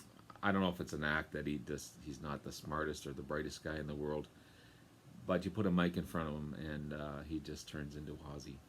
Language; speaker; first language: English; native; English